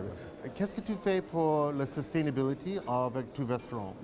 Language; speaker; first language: French; non-native, learner; English